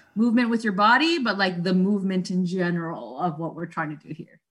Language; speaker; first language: English; non-native, fluent; Spanish